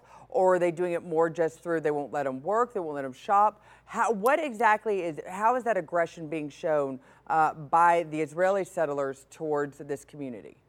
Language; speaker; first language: English; native; English